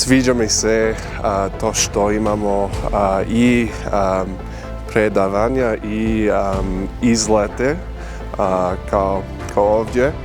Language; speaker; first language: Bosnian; non-native, learner; English